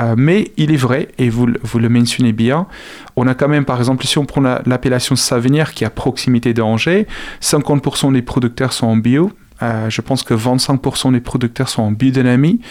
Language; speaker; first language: French; non-native, fluent; Afrikaans